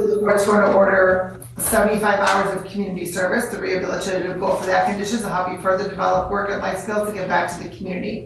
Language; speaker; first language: English; native; English